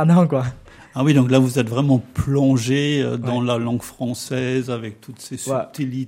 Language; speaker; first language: French; native; French